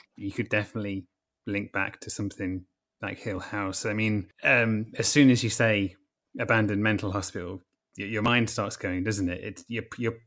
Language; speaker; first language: English; native; English